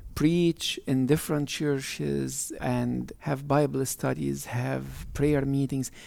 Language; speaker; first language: English; non-native, fluent; Arabic